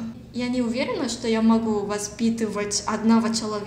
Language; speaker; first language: Russian; non-native, learner; Korean